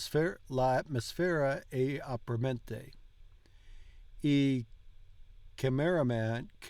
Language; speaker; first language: Italian; non-native, learner; English